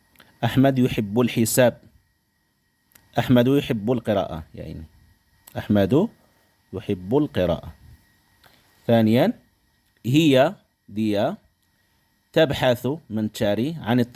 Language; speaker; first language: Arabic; non-native, fluent; Indonesian